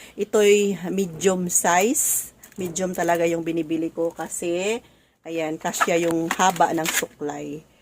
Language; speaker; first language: Filipino; native; Filipino